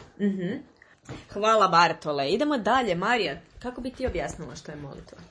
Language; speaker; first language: Serbian; native; Serbian